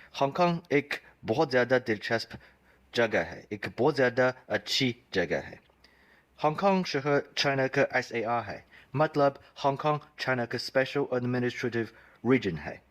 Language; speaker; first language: Urdu; non-native, fluent; Chinese